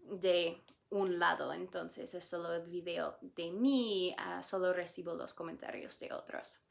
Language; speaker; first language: Spanish; non-native, fluent; English